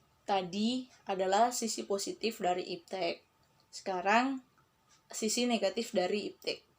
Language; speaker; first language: Indonesian; native; Indonesian